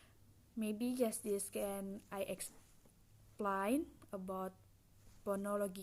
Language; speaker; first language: English; non-native, learner; Indonesian